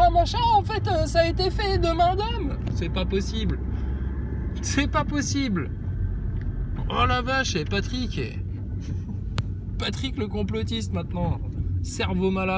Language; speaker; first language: French; native; French